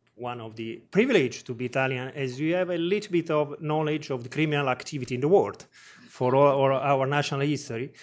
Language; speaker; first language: English; non-native, fluent; Italian